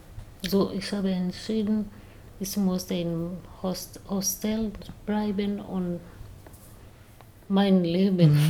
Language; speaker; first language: German; non-native, learner; Swahili